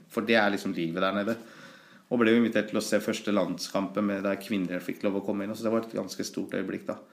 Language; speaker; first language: Norwegian; early bilingual, other home language; Persian